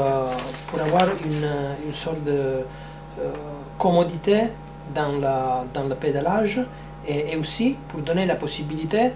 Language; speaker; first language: French; non-native, fluent; Italian